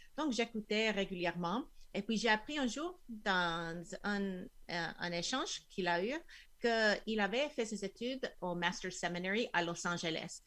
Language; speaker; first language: French; non-native, fluent; Spanish